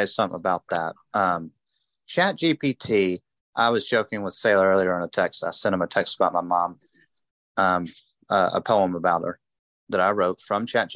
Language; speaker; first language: English; native; English